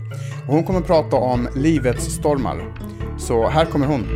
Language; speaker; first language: Swedish; native; Swedish